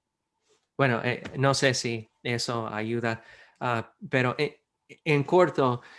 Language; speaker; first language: Spanish; non-native, fluent; English